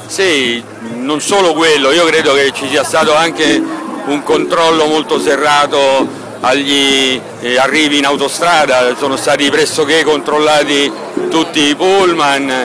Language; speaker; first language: Italian; native; Italian